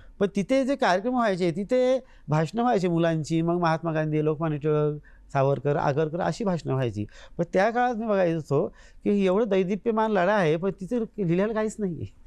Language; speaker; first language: Marathi; native; Marathi